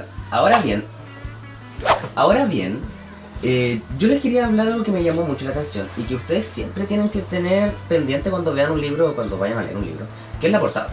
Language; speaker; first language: Spanish; native; Spanish